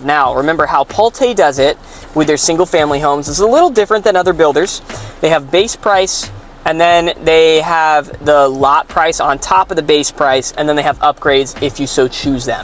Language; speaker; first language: English; native; English